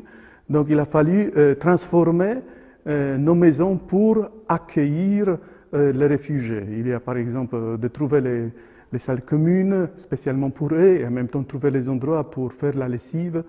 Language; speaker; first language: French; non-native, fluent; Polish